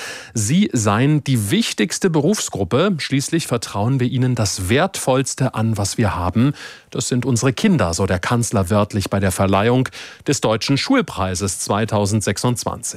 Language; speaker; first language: German; native; German